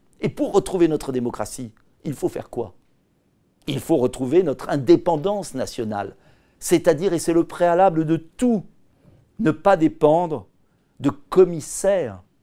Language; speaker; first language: French; native; French